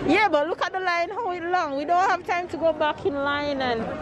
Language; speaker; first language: English; native; English